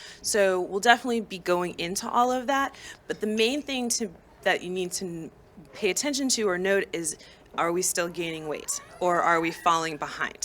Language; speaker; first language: English; native; English